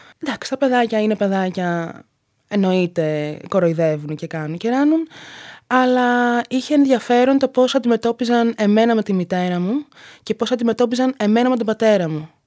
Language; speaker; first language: Greek; native; Greek